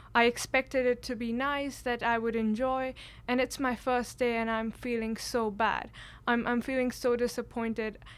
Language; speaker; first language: English; non-native, local second language; Kashmiri